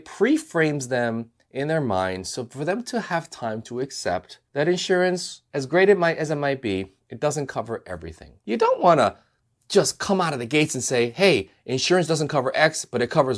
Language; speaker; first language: English; native; English